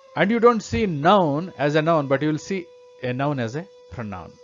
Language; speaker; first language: English; non-native, local second language; Kannada